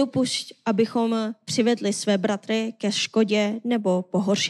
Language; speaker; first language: Czech; non-native, learner; Korean